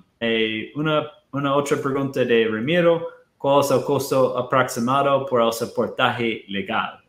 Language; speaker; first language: Spanish; non-native, fluent; Portuguese